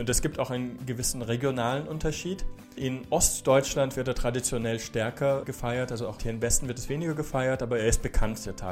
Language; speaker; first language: German; native; German